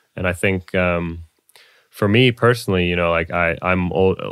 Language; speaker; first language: English; native; English